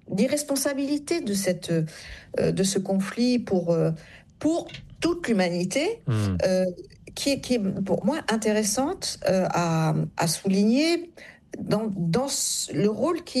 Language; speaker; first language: French; native; French